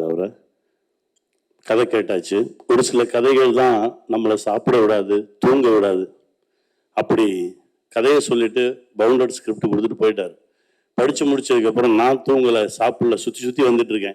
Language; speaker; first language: Tamil; native; Tamil